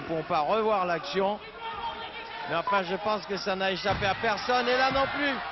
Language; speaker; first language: French; native; French